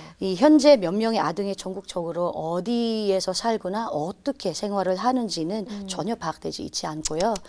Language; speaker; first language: Korean; non-native, fluent; Filipino